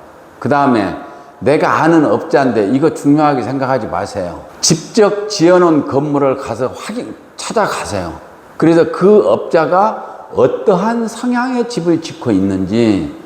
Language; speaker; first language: Korean; native; Korean